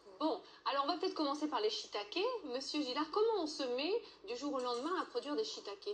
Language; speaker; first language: French; native; French